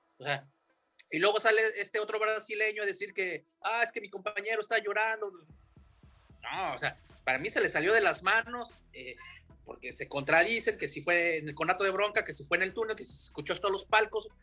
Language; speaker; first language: Spanish; native; Spanish